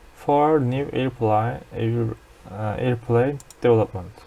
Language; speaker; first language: English; non-native, fluent; Turkish